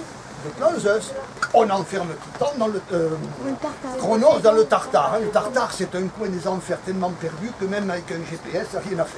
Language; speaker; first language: French; native; French